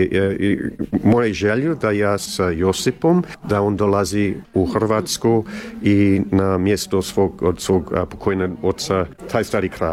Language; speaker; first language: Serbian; early bilingual, heritage; Serbian